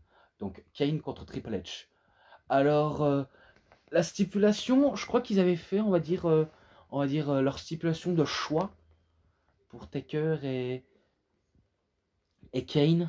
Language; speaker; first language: French; native; French